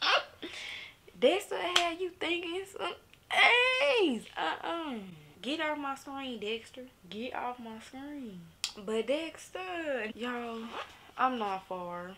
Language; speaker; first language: English; native; English